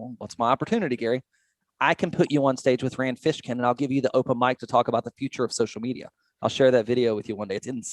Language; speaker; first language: English; native; English